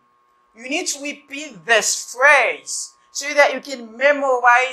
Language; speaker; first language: English; non-native, fluent; Haitian Creole